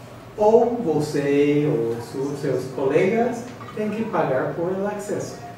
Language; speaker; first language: Spanish; non-native, fluent; English